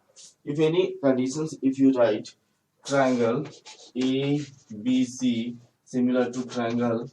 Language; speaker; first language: English; non-native, local second language; Hindi